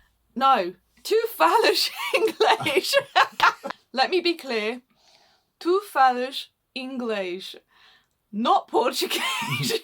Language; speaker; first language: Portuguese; non-native, learner; English